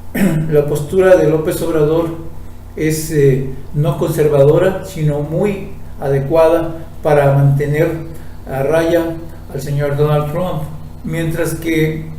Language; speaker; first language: Spanish; native; Spanish